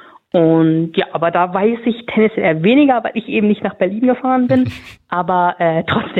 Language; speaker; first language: German; native; German